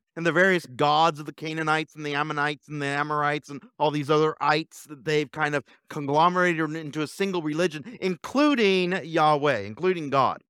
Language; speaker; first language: English; native; English